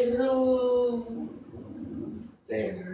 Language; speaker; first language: Spanish; non-native, learner; French